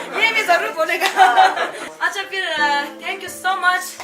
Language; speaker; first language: Hindi; non-native, local second language; Tibetan